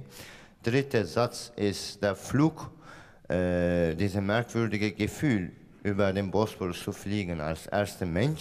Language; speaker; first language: German; non-native, fluent; Turkish